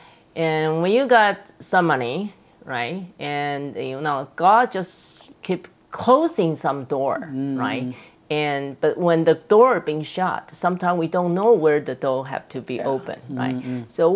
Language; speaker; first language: English; non-native, fluent; Chinese